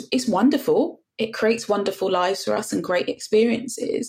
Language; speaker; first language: English; native; English